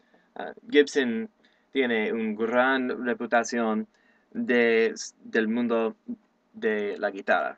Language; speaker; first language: Spanish; non-native, learner; English